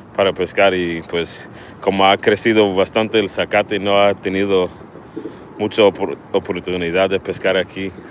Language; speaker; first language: Spanish; early bilingual, heritage; Spanish